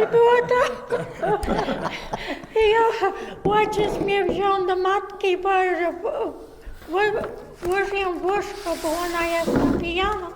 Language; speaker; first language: Polish; early bilingual, heritage; Polish